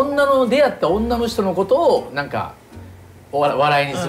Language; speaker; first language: Japanese; native; Japanese